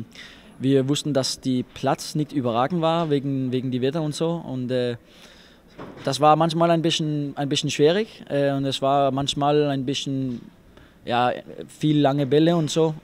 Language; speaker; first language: German; non-native, fluent; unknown